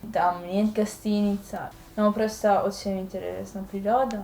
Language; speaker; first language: Russian; non-native, learner; Italian